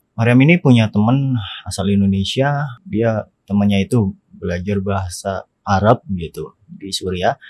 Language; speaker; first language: Indonesian; native; Indonesian